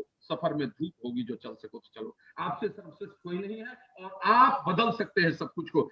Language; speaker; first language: Hindi; native; Hindi